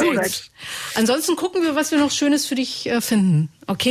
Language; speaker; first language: German; native; German